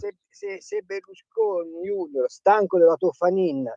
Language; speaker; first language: Italian; native; Italian